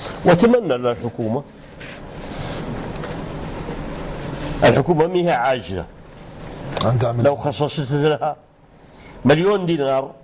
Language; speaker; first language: Arabic; native; Arabic